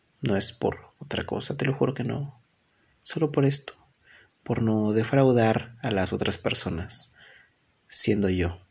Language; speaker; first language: Spanish; native; Spanish